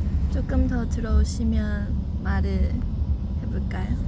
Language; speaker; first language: Korean; non-native, fluent; Chinese